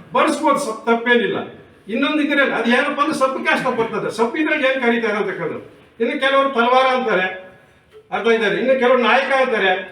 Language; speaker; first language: Kannada; native; Kannada